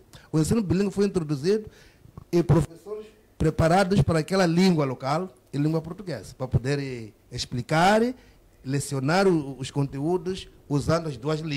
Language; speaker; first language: Portuguese; native; Portuguese